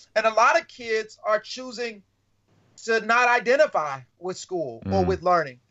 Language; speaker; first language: English; native; English